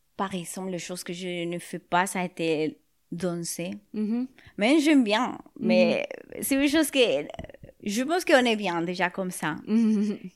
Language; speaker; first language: French; non-native, fluent; Spanish